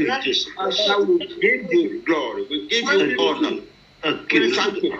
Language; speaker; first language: English; non-native, local second language; Yoruba